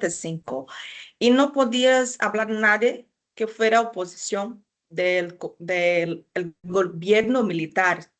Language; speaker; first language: Spanish; non-native, fluent; Portuguese